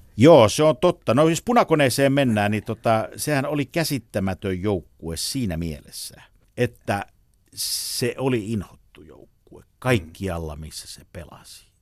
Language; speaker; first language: Finnish; native; Finnish